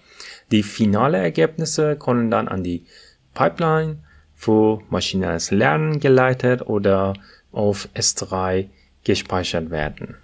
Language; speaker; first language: German; non-native, fluent; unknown